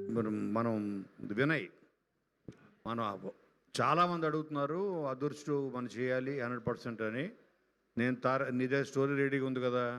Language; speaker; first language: Telugu; native; Telugu